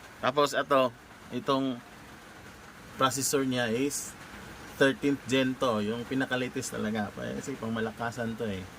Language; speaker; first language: Filipino; non-native, local second language; Cebuano